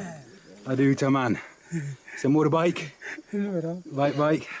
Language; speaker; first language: Indonesian; non-native, learner; English